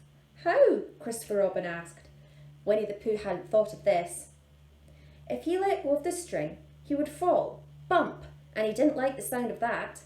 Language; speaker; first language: English; native; English